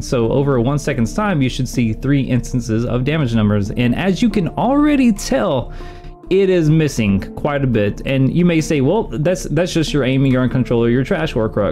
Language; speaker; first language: English; native; English